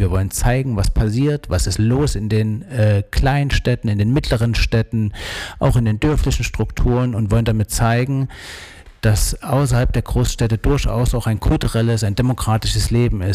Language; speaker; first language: German; native; German